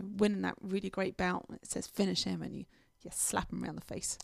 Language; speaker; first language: English; native; English